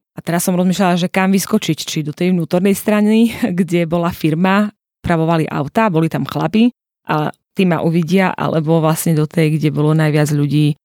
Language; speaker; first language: Slovak; native; Slovak